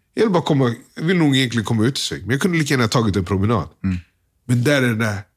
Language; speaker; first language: Swedish; early bilingual, other home language; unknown